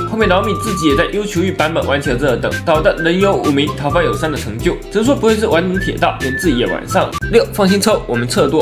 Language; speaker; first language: Chinese; native; Chinese